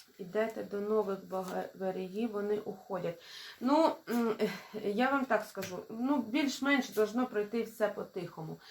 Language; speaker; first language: Ukrainian; non-native, local second language; Russian